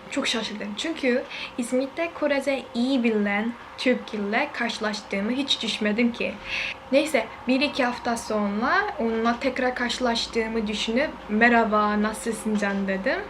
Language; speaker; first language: Turkish; non-native, learner; Korean